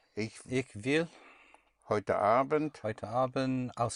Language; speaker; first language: German; non-native, learner; English